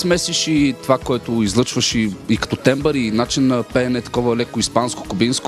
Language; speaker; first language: Bulgarian; native; Bulgarian